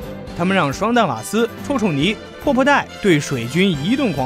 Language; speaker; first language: Chinese; native; Chinese